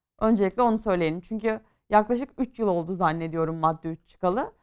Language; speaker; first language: Turkish; native; Turkish